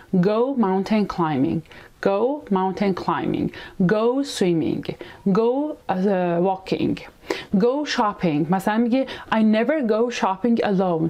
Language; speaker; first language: English; non-native, fluent; Persian